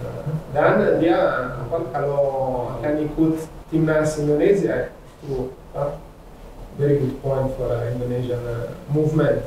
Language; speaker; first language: Indonesian; non-native, fluent; Italian